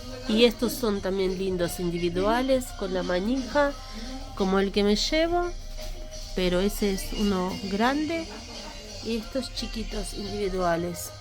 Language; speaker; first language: Spanish; non-native, fluent; Russian